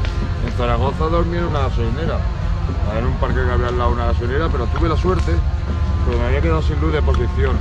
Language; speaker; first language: Spanish; native; Spanish